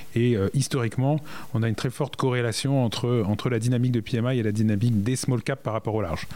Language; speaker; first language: French; native; French